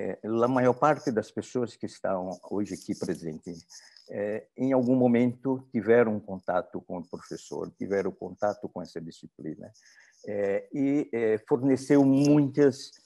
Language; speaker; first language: Portuguese; non-native, learner; Spanish